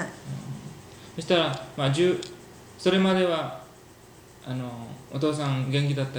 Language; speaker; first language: Japanese; early bilingual, heritage; Japanese